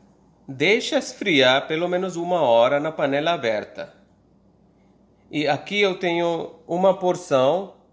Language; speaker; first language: Portuguese; non-native, fluent; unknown